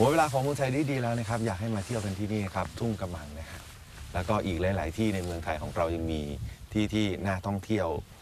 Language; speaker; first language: Thai; native; Thai